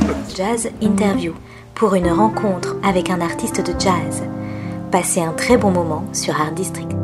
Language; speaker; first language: French; native; French